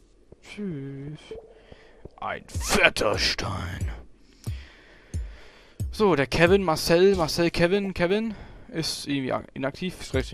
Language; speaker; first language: German; native; German